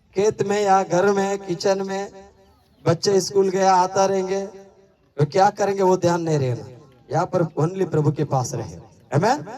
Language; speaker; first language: Hindi; non-native, local second language; Kannada